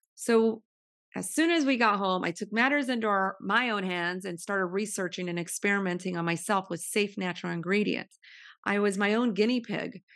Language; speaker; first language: English; native; English